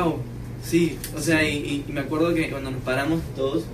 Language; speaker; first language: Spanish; native; Spanish